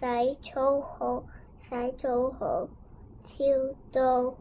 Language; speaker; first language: Chinese; non-native, local second language; Cantonese